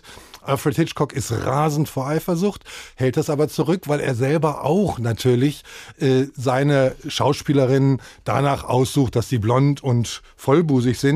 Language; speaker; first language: German; native; German